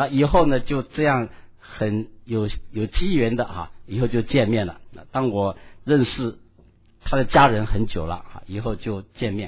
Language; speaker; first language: Chinese; native; Chinese